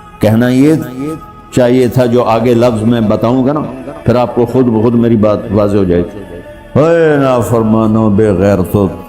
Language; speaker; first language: Urdu; non-native, local second language; Punjabi